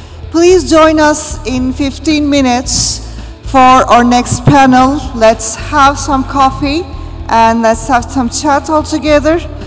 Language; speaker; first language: English; non-native, fluent; Turkish